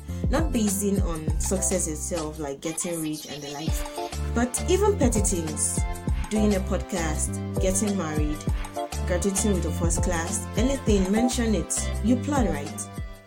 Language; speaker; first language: English; non-native, local second language; Yoruba